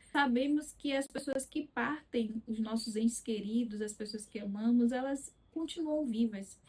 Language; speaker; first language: Portuguese; native; Portuguese